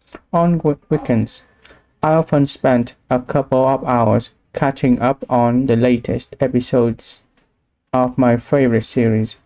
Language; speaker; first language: English; non-native, learner; Vietnamese